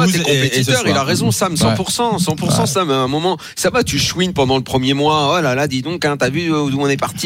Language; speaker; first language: French; native; French